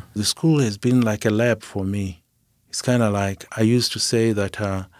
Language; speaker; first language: English; non-native, local second language; Shona